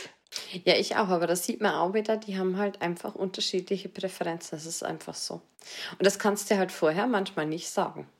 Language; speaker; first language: German; native; German